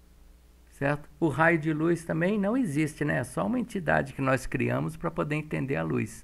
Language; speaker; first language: Portuguese; native; Portuguese